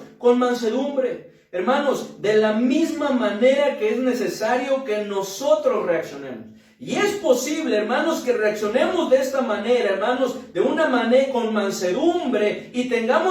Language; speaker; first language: Spanish; native; Spanish